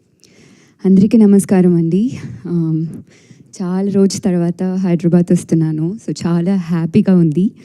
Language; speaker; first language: Telugu; non-native, learner; Tamil